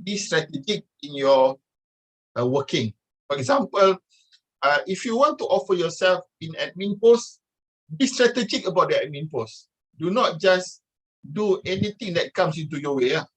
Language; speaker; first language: English; non-native, local second language; Malay